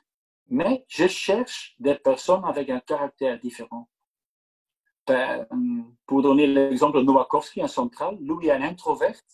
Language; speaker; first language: French; non-native, local second language; Dutch